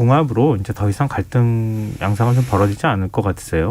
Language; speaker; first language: Korean; native; Korean